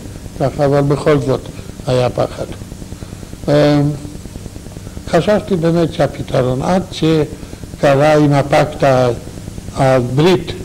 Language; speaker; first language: Hebrew; non-native, fluent; Romanian